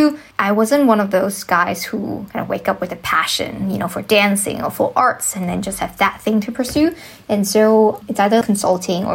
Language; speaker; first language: English; non-native, local second language; Chinese